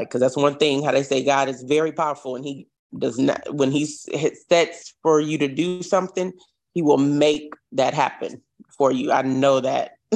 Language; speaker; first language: English; native; English